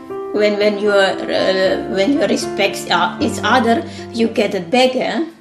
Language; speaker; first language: English; non-native, learner; Indonesian